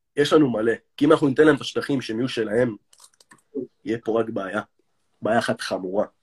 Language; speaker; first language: Hebrew; native; Hebrew